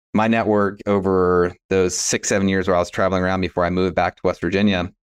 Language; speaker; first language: English; native; English